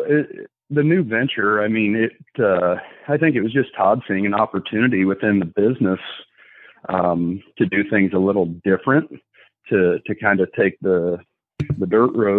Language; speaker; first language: English; native; English